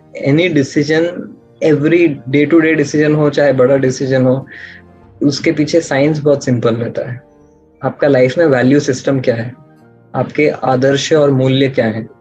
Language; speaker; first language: Hindi; native; Hindi